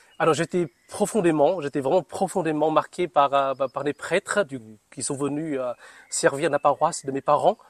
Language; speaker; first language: French; non-native, fluent; Vietnamese